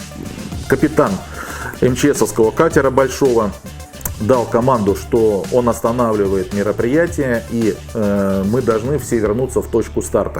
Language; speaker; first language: Russian; native; Russian